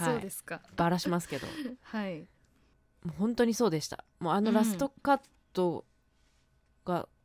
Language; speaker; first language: Japanese; native; Japanese